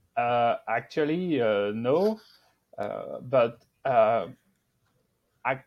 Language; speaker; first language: English; non-native, fluent; French